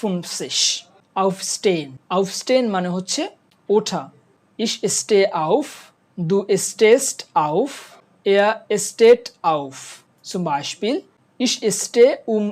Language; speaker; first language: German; non-native, fluent; Bangla